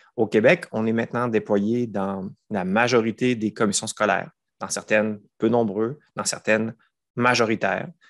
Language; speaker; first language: French; native; French